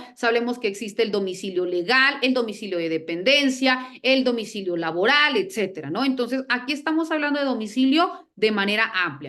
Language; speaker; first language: Spanish; native; Spanish